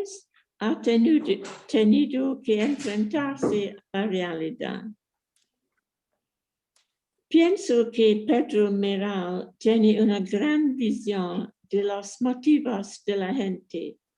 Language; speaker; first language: Spanish; non-native, fluent; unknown